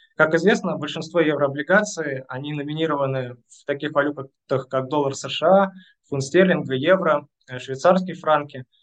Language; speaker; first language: Russian; native; Russian